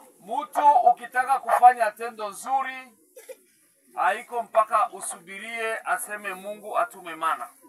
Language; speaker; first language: Swahili; native; Swahili